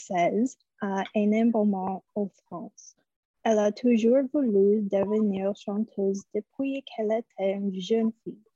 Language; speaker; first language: French; non-native, fluent; English